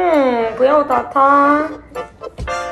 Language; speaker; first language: Chinese; non-native, learner; Korean